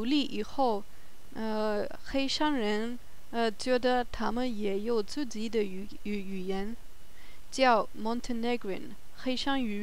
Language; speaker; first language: Chinese; non-native, learner; German